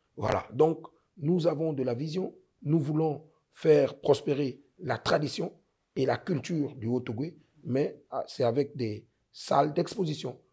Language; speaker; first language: French; native; French